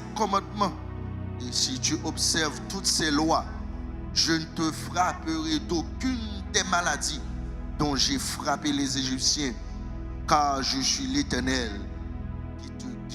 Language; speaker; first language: French; non-native, local second language; Haitian Creole